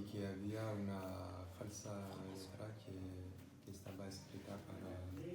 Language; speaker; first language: Spanish; non-native, learner; French